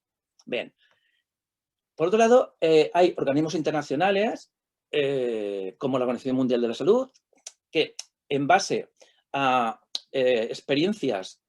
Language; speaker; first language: Spanish; native; Spanish